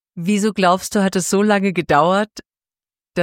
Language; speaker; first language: German; native; German